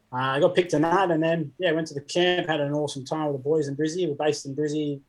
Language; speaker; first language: English; native; English